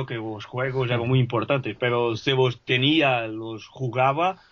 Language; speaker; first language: Spanish; non-native, fluent; Portuguese